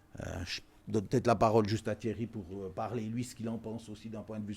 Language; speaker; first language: French; native; French